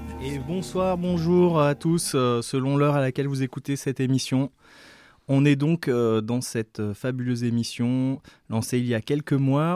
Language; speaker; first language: French; native; French